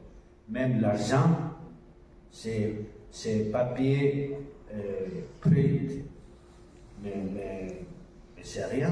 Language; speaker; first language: French; non-native, learner; Spanish